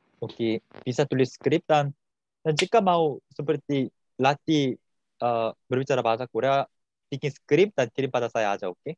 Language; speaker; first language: Indonesian; non-native, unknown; Korean